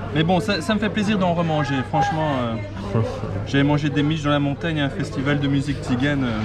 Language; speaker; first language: French; native; French